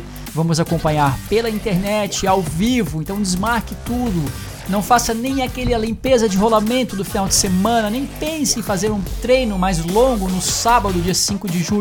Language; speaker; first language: Portuguese; native; Portuguese